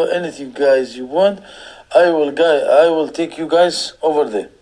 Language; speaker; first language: English; non-native, learner; Arabic